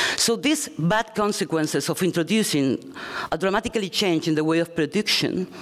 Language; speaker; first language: English; non-native, fluent; Spanish